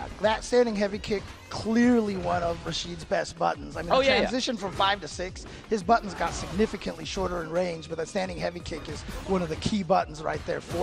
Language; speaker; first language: English; native; English